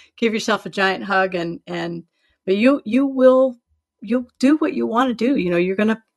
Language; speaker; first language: English; native; English